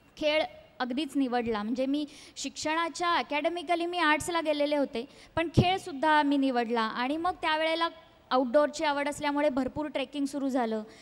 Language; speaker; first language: Marathi; native; Marathi